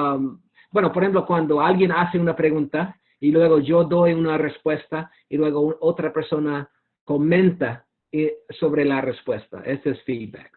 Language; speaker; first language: Spanish; non-native, fluent; English